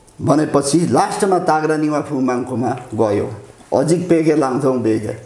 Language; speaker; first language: Nepali; non-native, local second language; Limbu